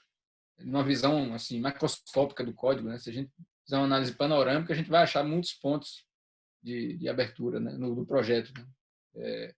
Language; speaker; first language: Portuguese; native; Portuguese